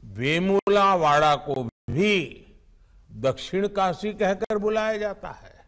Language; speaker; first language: Hindi; non-native, local second language; Gujarati